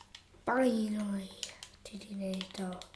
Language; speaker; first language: Welsh; non-native, local second language; English